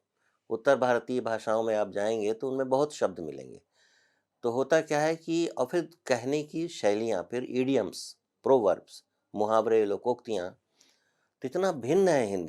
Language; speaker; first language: Hindi; native; Hindi